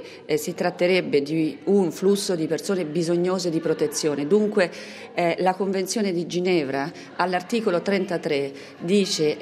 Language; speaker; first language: Italian; native; Italian